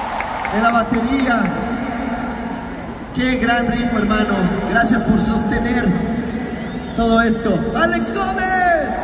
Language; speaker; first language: Spanish; native; Spanish